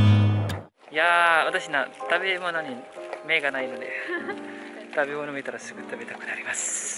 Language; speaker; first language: Japanese; non-native, fluent; Indonesian